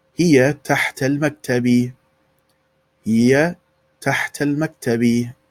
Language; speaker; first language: Arabic; non-native, fluent; English